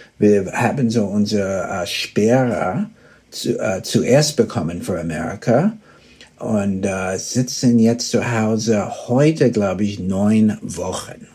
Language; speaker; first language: German; early bilingual, heritage; German